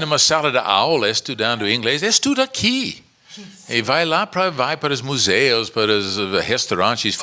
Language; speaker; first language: Portuguese; non-native, learner; English